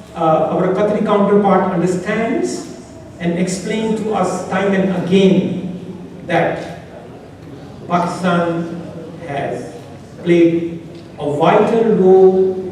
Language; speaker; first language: English; non-native, local second language; Urdu